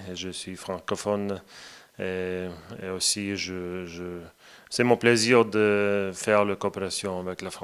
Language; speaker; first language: French; non-native, fluent; Latvian